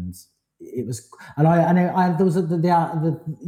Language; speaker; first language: English; native; English